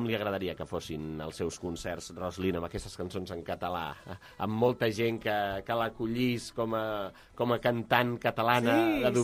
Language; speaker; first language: Catalan; native; Catalan